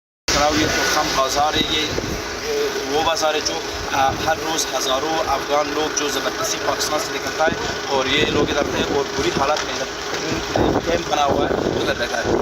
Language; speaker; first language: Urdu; non-native, fluent; Pashto